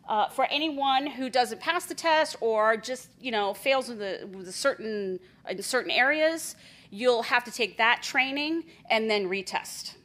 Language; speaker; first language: English; native; English